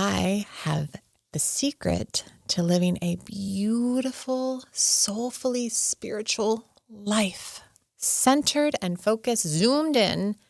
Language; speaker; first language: English; native; English